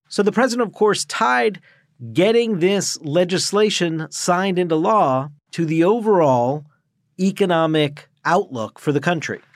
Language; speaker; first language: English; native; English